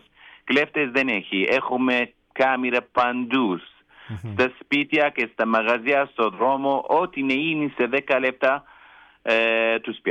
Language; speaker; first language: Greek; non-native, learner; Kurdish